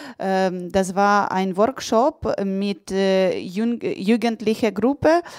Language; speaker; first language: German; non-native, learner; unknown